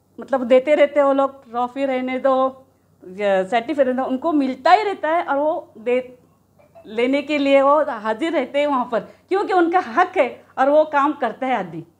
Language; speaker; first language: Hindi; native; Hindi